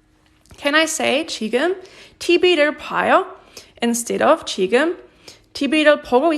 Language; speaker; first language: Korean; non-native, fluent; English